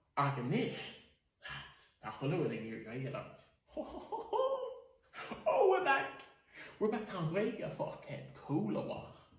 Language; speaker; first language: Irish; native; Irish